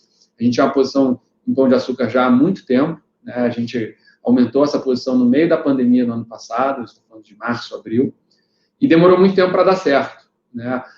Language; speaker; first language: Portuguese; native; Portuguese